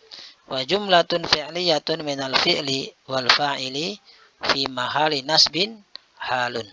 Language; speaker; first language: Arabic; non-native, fluent; Indonesian